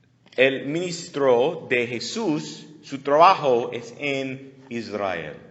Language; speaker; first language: Spanish; non-native, learner; English